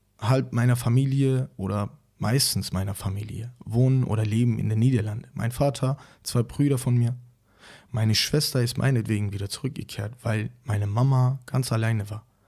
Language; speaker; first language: German; non-native, fluent; Persian